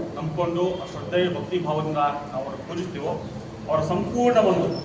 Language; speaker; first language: Kannada; non-native, local second language; Lambadi